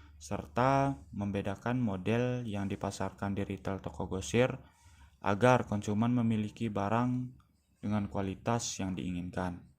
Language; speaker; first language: Indonesian; native; Indonesian